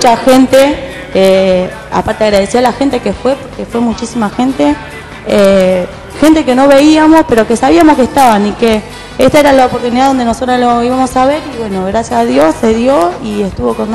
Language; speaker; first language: Spanish; native; Spanish